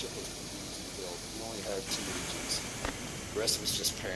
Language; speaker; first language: English; native; English